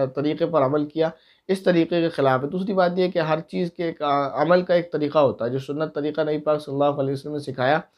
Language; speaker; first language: Urdu; native; Urdu